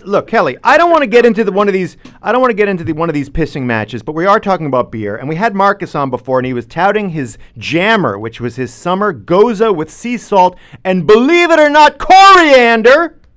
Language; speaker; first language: English; native; English